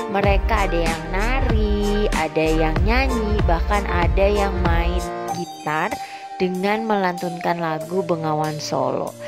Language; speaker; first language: Indonesian; native; Indonesian